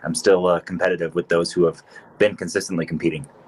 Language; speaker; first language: English; native; English